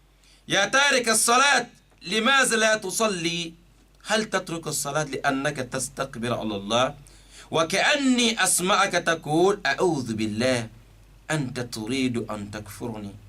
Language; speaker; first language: Arabic; non-native, fluent; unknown